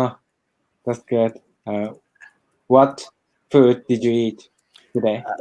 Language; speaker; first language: English; non-native, learner; Japanese